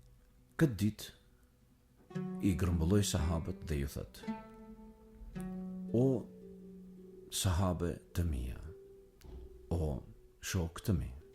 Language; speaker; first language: Albanian; native; Albanian